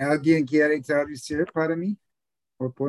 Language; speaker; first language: Spanish; non-native, learner; English